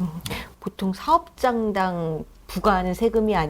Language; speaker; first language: Korean; native; Korean